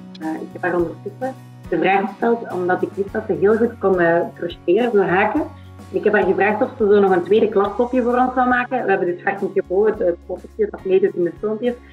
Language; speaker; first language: Dutch; native; Dutch